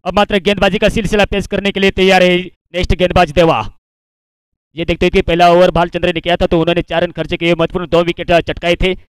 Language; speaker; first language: Hindi; non-native, local second language; Marathi